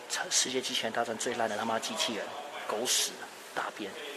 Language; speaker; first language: Chinese; early bilingual, heritage; Chinese